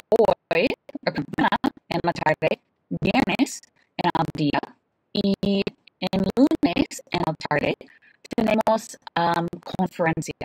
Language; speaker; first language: Spanish; non-native, fluent; English